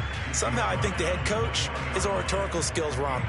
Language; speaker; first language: English; native; English